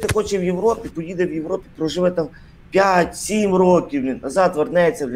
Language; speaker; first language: Ukrainian; native; Ukrainian